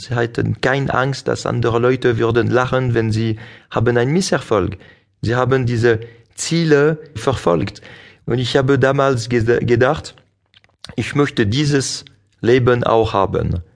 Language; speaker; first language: German; non-native, local second language; French